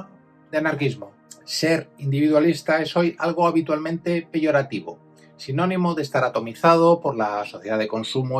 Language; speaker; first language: Spanish; native; Spanish